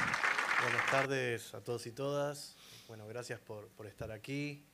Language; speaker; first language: Spanish; native; Spanish